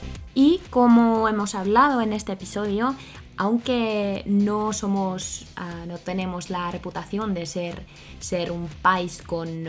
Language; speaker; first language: Spanish; non-native, fluent; Finnish